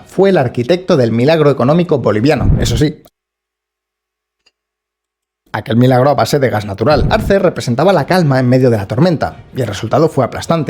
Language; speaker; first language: Spanish; native; Spanish